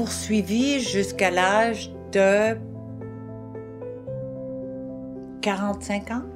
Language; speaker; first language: French; native; French